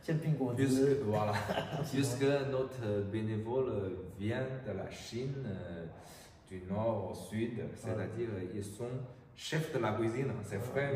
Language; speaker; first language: French; non-native, learner; Chinese